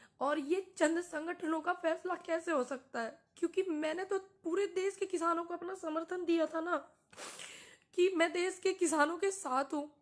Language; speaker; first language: Hindi; native; Hindi